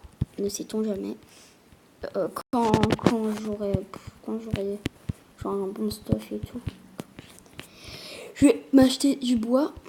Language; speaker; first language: French; native; French